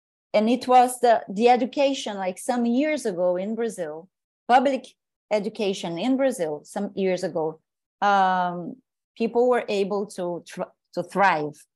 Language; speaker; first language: English; non-native, fluent; Portuguese